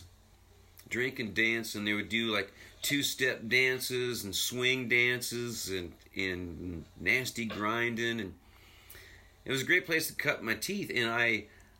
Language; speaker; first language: English; native; English